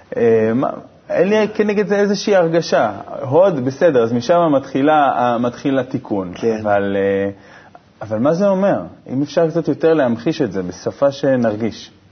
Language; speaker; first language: Hebrew; native; Hebrew